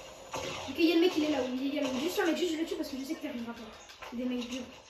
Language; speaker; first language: French; native; French